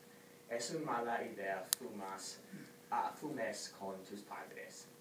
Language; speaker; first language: Spanish; non-native, learner; English